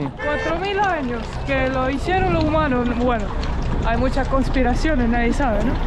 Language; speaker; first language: Spanish; non-native, fluent; Estonian